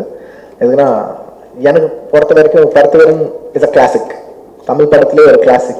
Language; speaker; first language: Tamil; non-native, local second language; Telugu